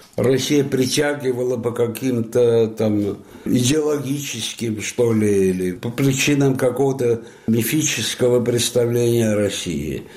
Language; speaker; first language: Russian; non-native, fluent; Italian